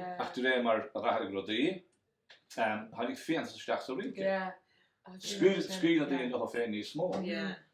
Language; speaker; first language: Irish; native; Irish